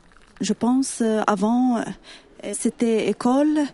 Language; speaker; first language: French; non-native, learner; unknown